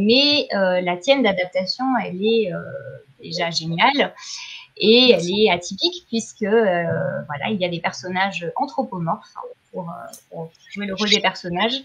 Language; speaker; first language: French; native; French